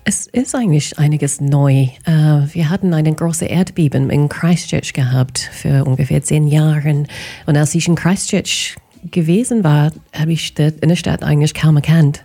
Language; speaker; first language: German; non-native, fluent; English